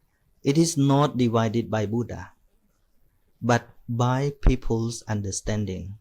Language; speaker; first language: English; non-native, fluent; Khmer